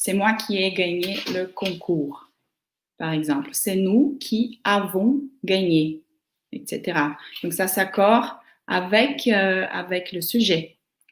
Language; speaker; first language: French; non-native, fluent; Portuguese